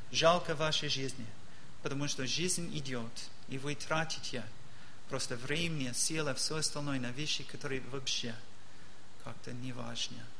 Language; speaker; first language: Russian; non-native, learner; English